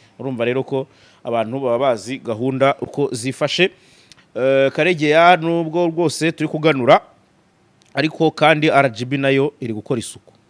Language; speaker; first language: Kinyarwanda; native; Kinyarwanda